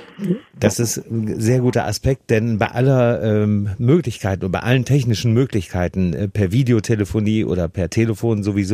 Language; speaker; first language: German; native; German